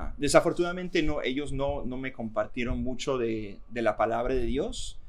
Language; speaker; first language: Spanish; non-native, fluent; English